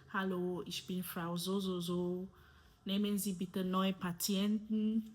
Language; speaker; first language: German; non-native, learner; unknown